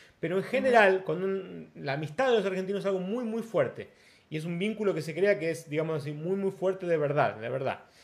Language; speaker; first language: Spanish; non-native, fluent; Portuguese